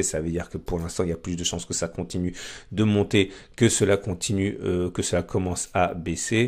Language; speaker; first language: French; native; French